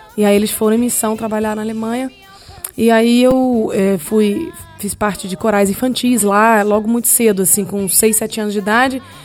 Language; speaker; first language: Portuguese; early bilingual, heritage; Portuguese